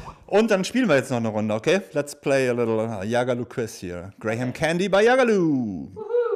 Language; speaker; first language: German; native; German